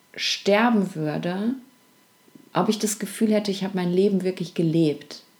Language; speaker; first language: German; native; German